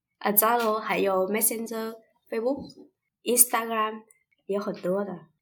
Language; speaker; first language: Chinese; non-native, fluent; Vietnamese